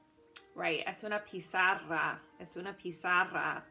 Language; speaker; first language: Spanish; non-native, fluent; English